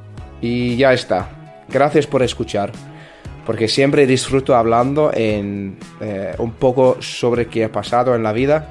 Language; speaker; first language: Spanish; non-native, learner; English